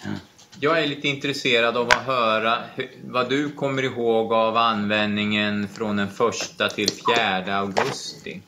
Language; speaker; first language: Swedish; native; Swedish